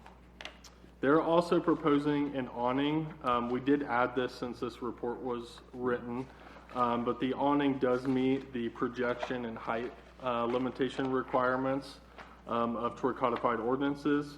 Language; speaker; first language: English; native; English